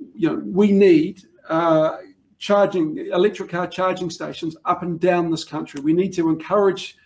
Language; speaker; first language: English; native; English